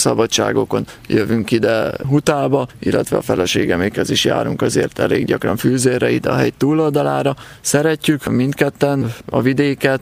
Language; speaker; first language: Hungarian; native; Hungarian